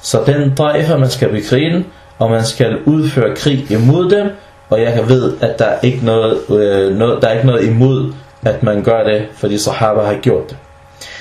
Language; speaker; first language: Danish; early bilingual, other home language; Arabic